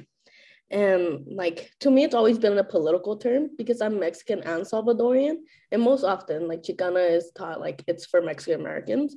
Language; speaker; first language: English; native; English